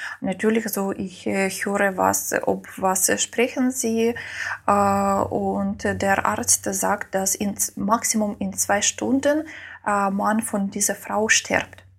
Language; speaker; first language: German; non-native, learner; Ukrainian